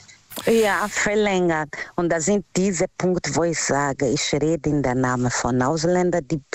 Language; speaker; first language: German; non-native, learner; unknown